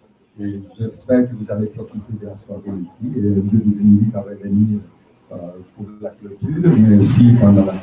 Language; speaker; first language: French; native; French